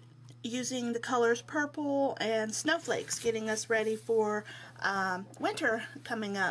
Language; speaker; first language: English; native; English